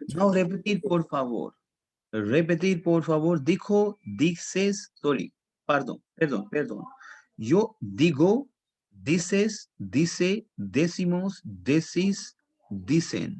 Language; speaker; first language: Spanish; non-native, fluent; Hindi